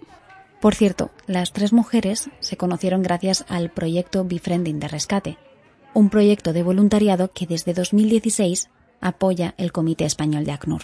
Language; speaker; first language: Spanish; native; Spanish